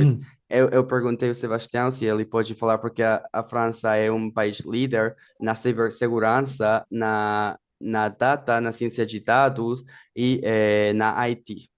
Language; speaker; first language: Portuguese; non-native, fluent; Spanish